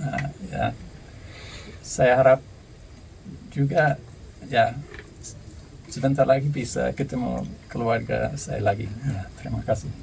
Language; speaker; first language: Indonesian; non-native, learner; English